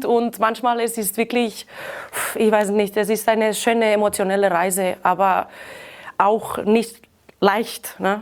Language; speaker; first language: German; non-native, fluent; Catalan